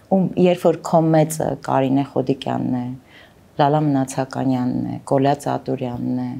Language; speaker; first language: Armenian; native; Armenian